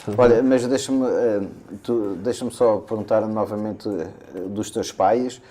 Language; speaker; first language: Portuguese; native; Portuguese